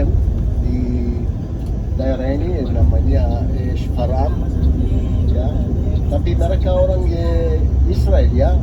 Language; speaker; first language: Indonesian; non-native, fluent; Hebrew